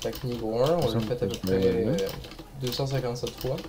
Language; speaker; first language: French; native; French